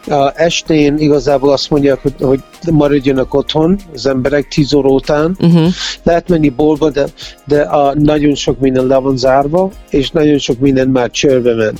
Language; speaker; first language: Hungarian; early bilingual, heritage; Hungarian